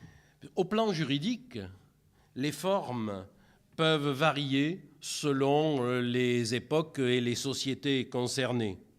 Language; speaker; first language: French; native; French